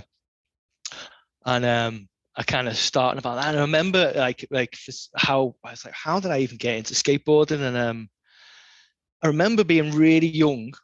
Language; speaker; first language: English; native; English